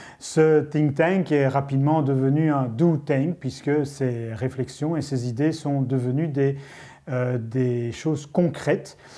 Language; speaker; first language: French; native; French